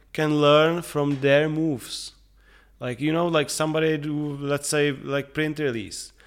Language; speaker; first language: English; non-native, fluent; Czech